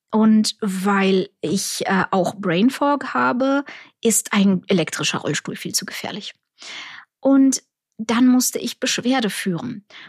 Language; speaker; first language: German; early bilingual, other home language; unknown